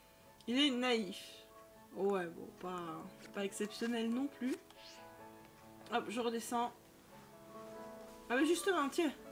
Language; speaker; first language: French; native; French